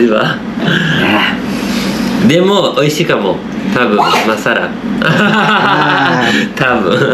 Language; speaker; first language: Japanese; non-native, learner; Portuguese